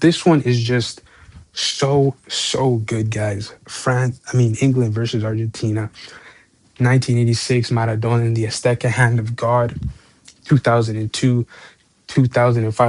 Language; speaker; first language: English; native; English